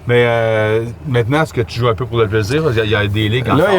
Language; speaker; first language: French; native; French